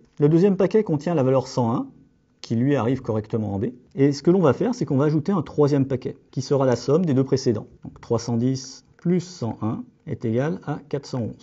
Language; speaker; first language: French; native; French